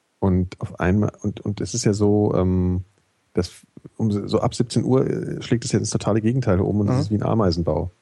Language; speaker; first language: German; native; German